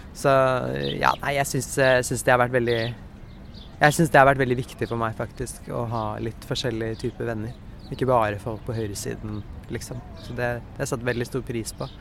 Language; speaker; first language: Norwegian; native; Norwegian